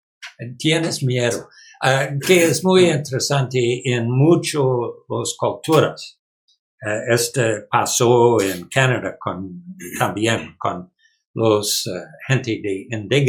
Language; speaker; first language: Spanish; non-native, learner; English